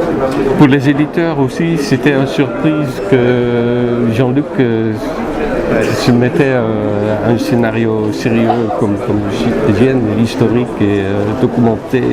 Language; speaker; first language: French; non-native, fluent; Dutch